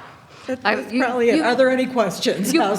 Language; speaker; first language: English; native; English